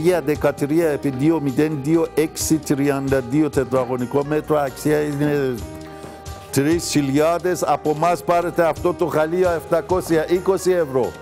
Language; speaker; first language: Greek; non-native, learner; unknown